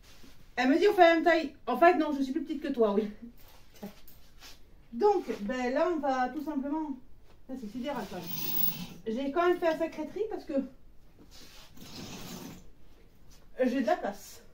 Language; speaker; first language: French; native; French